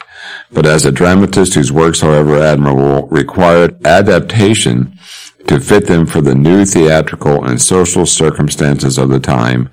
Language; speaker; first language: English; native; English